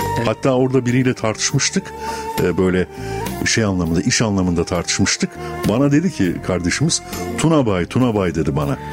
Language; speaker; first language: Turkish; native; Turkish